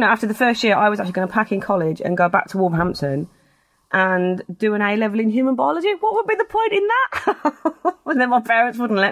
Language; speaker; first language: English; native; English